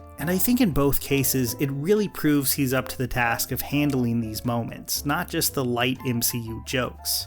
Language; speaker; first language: English; native; English